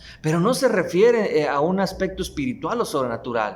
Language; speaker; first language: Spanish; native; Spanish